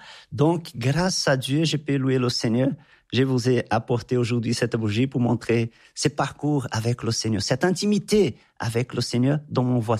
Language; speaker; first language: French; non-native, fluent; Portuguese